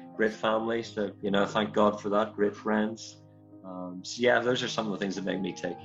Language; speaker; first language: English; native; English